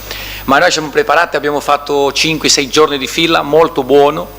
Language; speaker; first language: Italian; non-native, fluent; Portuguese